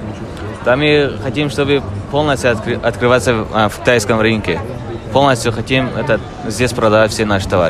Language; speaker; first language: Russian; non-native, learner; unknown